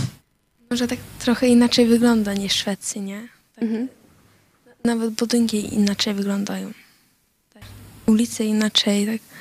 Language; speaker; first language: Polish; early bilingual, heritage; Polish